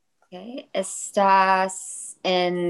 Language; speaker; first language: Spanish; non-native, learner; English